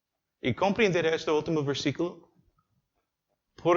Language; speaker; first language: Portuguese; non-native, learner; English